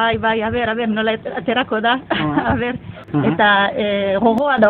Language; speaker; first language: Basque; non-native, learner; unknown